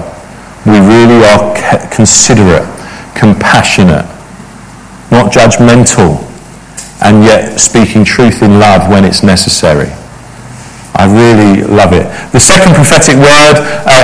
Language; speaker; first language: English; native; English